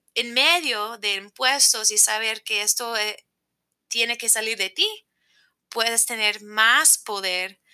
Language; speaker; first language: Spanish; non-native, fluent; English